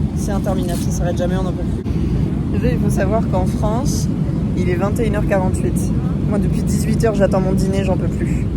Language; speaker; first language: French; native; French